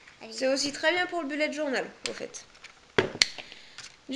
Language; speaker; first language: French; native; French